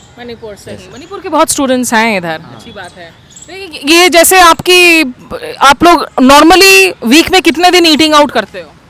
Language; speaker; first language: Hindi; native; Hindi